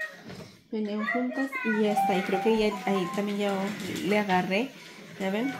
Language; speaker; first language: Spanish; native; Spanish